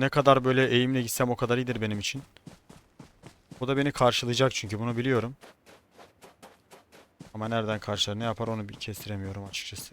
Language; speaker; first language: Turkish; native; Turkish